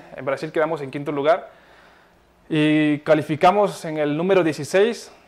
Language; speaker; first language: Spanish; native; Spanish